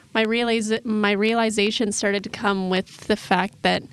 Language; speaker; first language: English; native; English